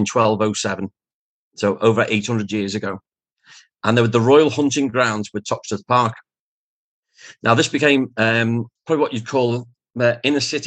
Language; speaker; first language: English; native; English